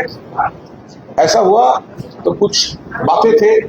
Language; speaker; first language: Hindi; non-native, local second language; Bangla